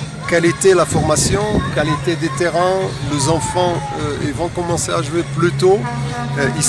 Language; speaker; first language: French; non-native, fluent; Portuguese